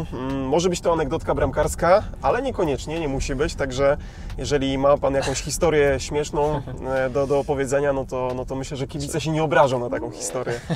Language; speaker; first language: Polish; native; Polish